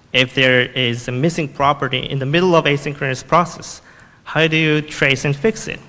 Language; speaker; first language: English; non-native, fluent; Korean